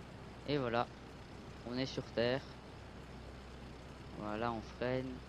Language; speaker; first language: French; native; French